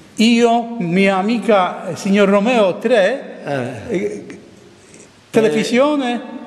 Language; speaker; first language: Italian; non-native, learner; Polish